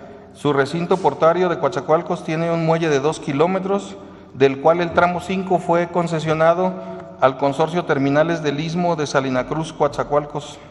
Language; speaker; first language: Spanish; native; Spanish